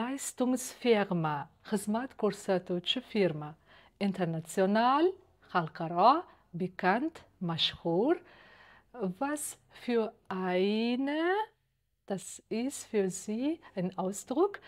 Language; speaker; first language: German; non-native, fluent; Uzbek